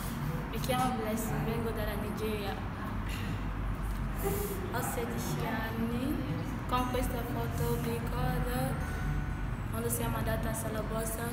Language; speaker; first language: Italian; non-native, learner; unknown